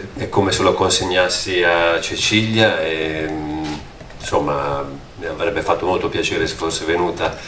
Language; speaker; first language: Italian; native; Italian